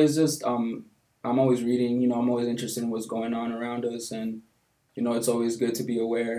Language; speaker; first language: English; native; English